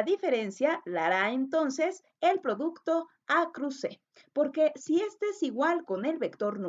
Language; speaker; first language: Spanish; native; Spanish